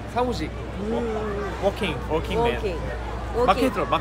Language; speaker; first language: Japanese; non-native, learner; Korean